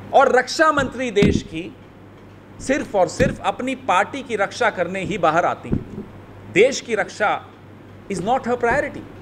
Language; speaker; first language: Hindi; native; Hindi